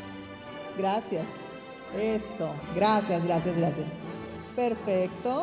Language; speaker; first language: Spanish; native; Spanish